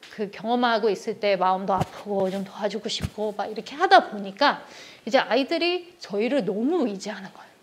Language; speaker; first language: Korean; early bilingual, heritage; Korean